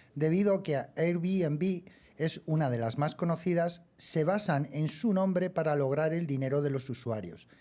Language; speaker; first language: Spanish; native; Spanish